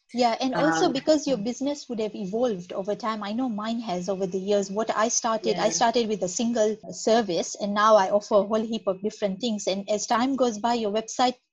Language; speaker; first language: English; non-native, local second language; Gujarati